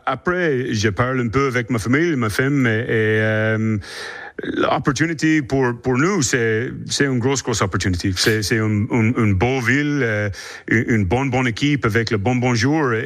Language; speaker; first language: French; non-native, learner; English